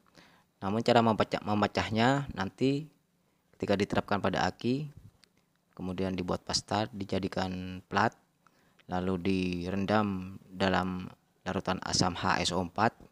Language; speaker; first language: Indonesian; non-native, local second language; Madurese